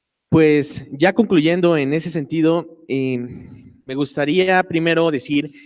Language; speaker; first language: Spanish; native; Spanish